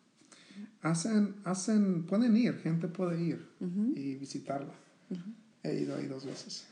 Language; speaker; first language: Spanish; early bilingual, heritage; Spanish